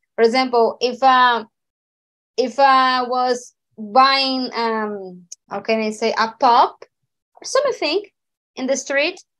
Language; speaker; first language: English; non-native, learner; Portuguese